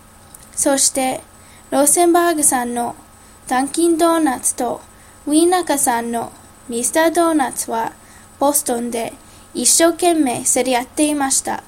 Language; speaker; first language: Japanese; non-native, learner; English